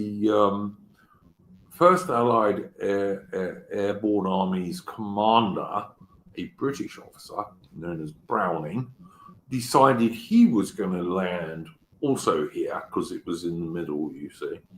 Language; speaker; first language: English; native; English